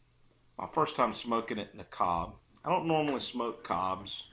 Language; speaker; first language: English; native; English